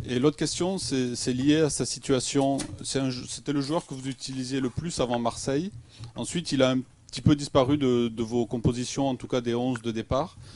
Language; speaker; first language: French; native; French